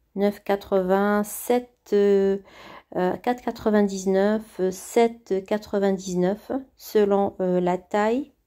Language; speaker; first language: French; native; French